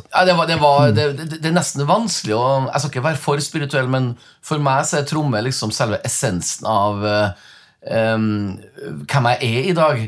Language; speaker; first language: Norwegian; native; Norwegian